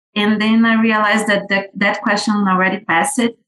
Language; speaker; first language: English; non-native, fluent; Portuguese